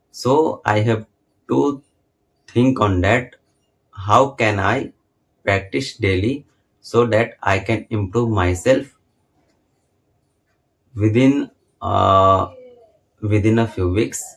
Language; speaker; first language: English; non-native, learner; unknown